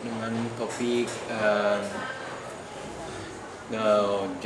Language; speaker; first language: Indonesian; non-native, learner; English